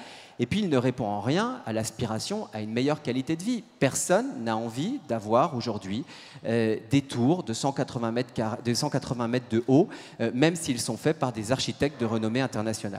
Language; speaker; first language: French; native; French